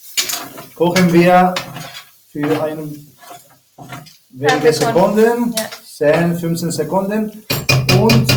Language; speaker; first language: German; non-native, learner; Spanish